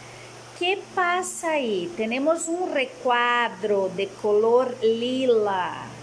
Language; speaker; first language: Spanish; non-native, fluent; Portuguese